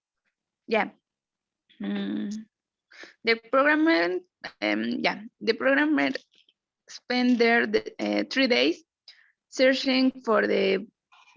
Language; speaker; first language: English; non-native, learner; Spanish